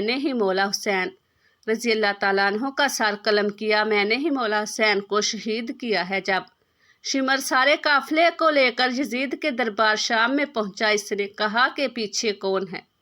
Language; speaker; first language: Urdu; native; Urdu